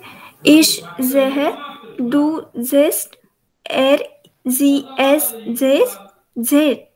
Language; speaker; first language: German; non-native, learner; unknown